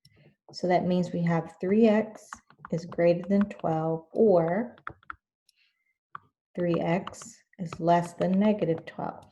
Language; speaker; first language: English; native; English